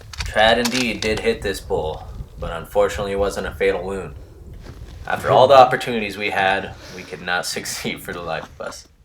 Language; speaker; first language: English; native; English